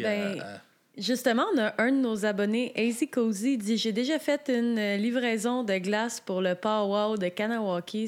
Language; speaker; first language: French; native; French